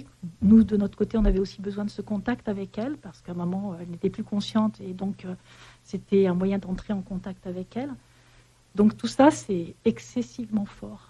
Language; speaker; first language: French; native; French